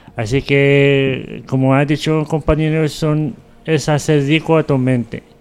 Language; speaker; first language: Spanish; non-native, fluent; Arabic